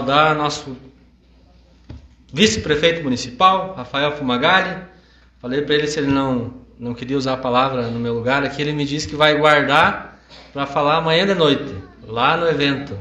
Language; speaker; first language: Portuguese; native; Portuguese